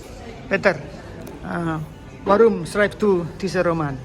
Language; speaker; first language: German; non-native, learner; Indonesian